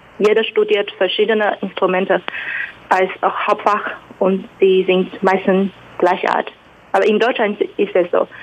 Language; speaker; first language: German; non-native, fluent; Chinese